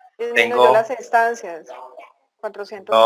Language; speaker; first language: Spanish; native; Spanish